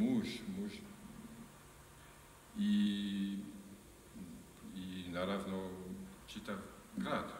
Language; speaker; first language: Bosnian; non-native, learner; French